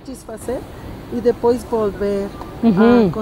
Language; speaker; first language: Portuguese; non-native, fluent; Spanish